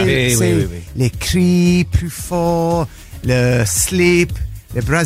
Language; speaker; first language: French; non-native, learner; English